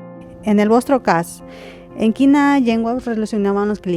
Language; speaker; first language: Catalan; non-native, learner; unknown